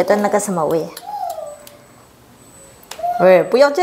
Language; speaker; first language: Chinese; non-native, learner; Indonesian